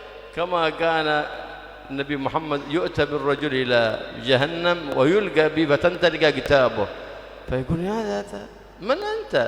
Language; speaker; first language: Arabic; native; Arabic